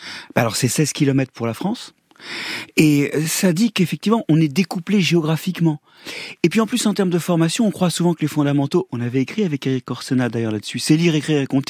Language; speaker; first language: French; native; French